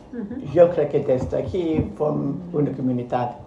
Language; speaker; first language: Catalan; non-native, fluent; Spanish